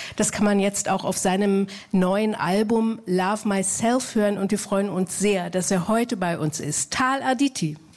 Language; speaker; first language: German; native; German